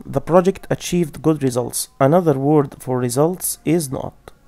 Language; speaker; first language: English; non-native, fluent; Arabic